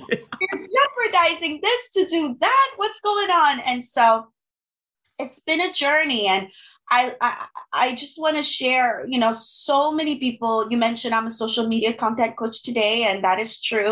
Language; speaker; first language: English; non-native, fluent; French